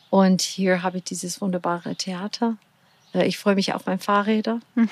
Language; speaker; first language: German; non-native, fluent; English